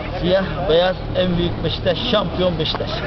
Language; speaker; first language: Turkish; non-native, learner; Portuguese